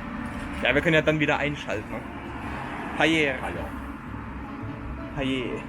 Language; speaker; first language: German; native; German